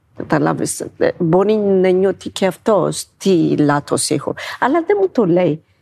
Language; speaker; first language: Greek; non-native, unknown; Amharic